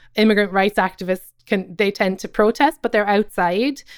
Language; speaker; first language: English; native; English